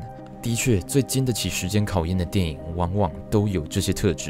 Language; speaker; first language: Chinese; native; Chinese